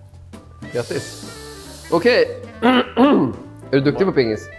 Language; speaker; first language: Swedish; native; Swedish